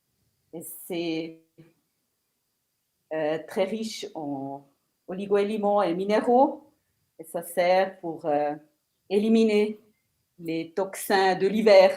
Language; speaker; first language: French; non-native, local second language; Italian